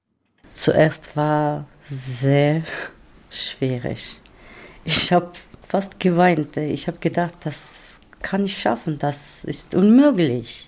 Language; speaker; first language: German; non-native, learner; Armenian